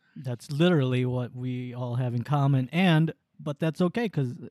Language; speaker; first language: English; early bilingual, other home language; Waray